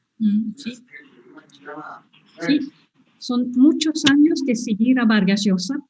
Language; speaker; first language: Spanish; non-native, fluent; Swedish